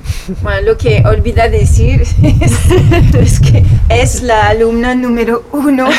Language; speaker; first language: Spanish; non-native, fluent; French